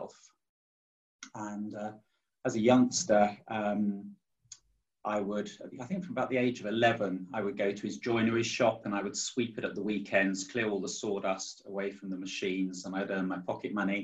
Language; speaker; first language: English; native; English